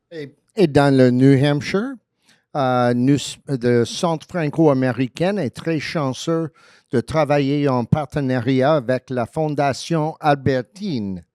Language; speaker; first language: French; early bilingual, heritage; French